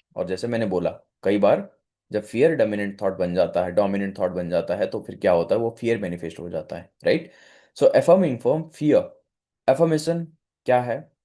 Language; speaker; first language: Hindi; non-native, local second language; Odia